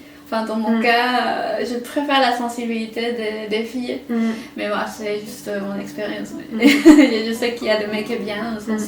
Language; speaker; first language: French; non-native, fluent; Spanish